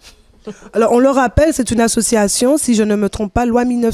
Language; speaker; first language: French; native; French